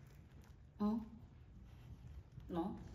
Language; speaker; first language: French; non-native, learner; Burmese